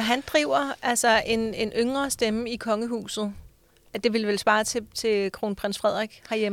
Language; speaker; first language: Danish; native; Danish